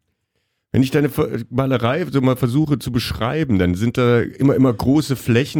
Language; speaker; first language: German; native; German